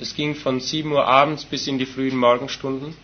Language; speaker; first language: German; native; German